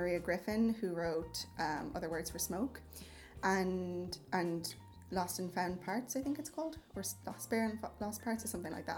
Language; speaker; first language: English; native; English